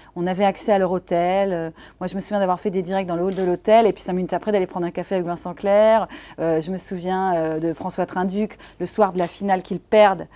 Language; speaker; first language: French; native; French